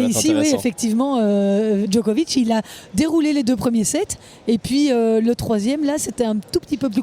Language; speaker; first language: French; native; French